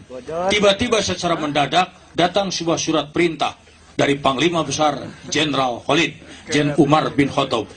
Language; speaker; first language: Indonesian; non-native, local second language; Sundanese